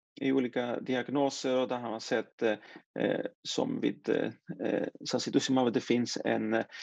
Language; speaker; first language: Swedish; non-native, fluent; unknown